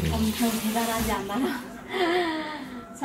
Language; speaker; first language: Korean; non-native, fluent; Khmer